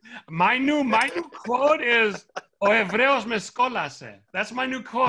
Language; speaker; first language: English; native; English